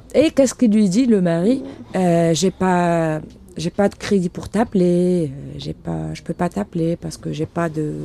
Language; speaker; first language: French; non-native, local second language; Arabic